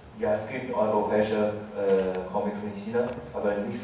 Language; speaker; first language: German; non-native, fluent; Chinese